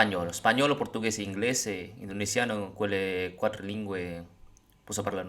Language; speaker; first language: Italian; non-native, learner; Indonesian